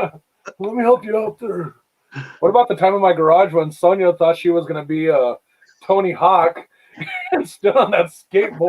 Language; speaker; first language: English; native; English